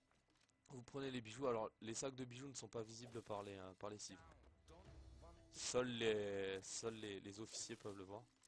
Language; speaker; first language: French; native; French